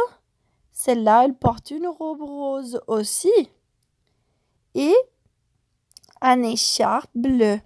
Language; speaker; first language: French; non-native, fluent; Spanish